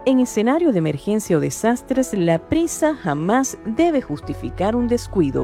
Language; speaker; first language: Spanish; native; Spanish